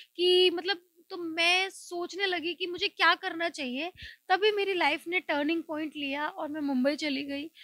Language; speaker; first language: Hindi; native; Hindi